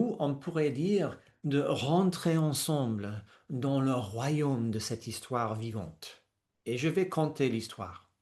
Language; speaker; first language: French; non-native, fluent; English